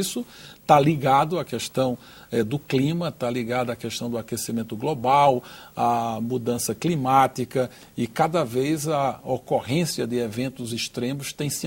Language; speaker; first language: Portuguese; native; Portuguese